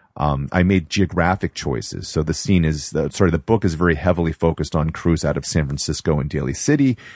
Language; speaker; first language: English; native; English